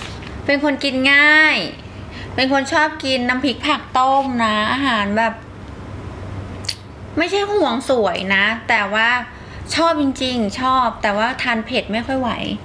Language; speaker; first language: Thai; native; Thai